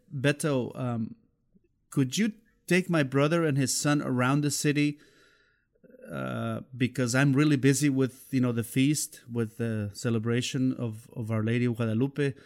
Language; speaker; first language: English; non-native, fluent; Spanish